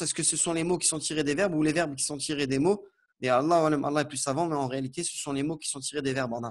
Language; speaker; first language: French; native; French